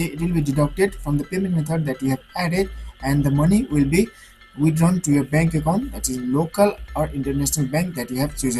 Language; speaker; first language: English; non-native, local second language; Nepali